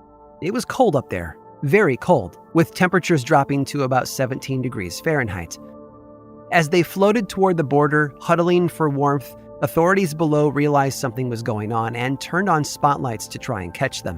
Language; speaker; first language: English; native; English